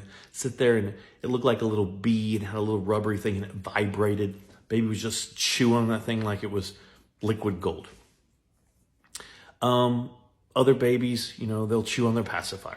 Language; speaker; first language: English; native; English